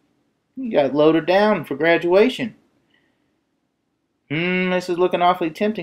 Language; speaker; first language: English; native; English